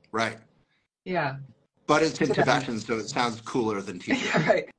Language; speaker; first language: English; native; English